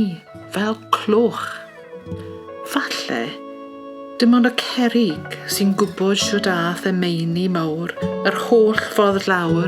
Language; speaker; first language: Welsh; native; Welsh